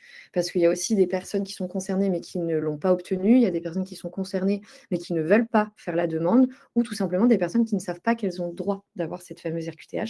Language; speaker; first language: French; native; French